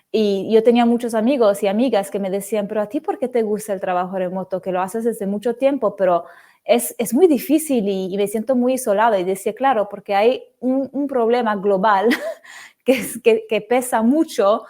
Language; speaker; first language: Spanish; non-native, fluent; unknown